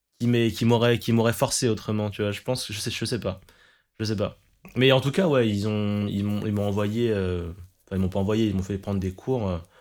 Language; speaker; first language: French; early bilingual, other home language; Cantonese